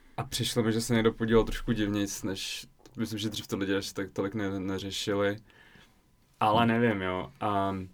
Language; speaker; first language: Czech; early bilingual, other home language; Russian